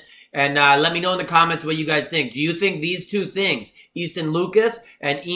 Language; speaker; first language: English; native; English